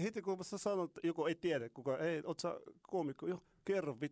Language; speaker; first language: Finnish; non-native, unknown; Arabic